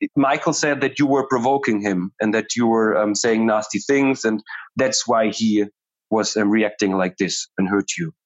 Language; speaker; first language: English; non-native, fluent; German